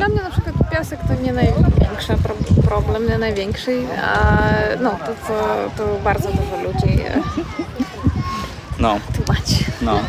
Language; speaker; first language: Polish; non-native, learner; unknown